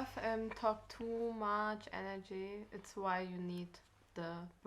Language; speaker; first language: English; non-native, learner; German